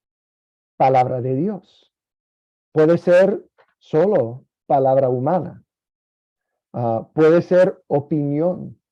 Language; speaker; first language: Spanish; non-native, fluent; English